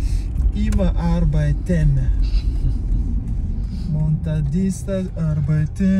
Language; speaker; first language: German; non-native, learner; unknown